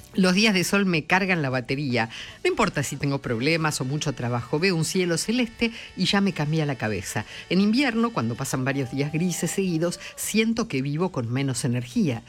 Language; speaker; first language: Spanish; native; Spanish